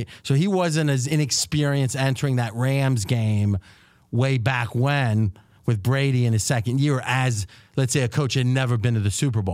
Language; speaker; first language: English; native; English